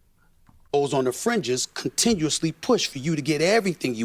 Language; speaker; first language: English; native; English